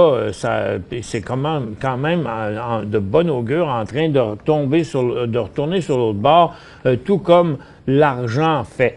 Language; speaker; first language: French; native; French